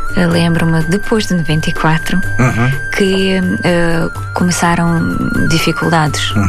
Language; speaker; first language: Portuguese; non-native, fluent; Belarusian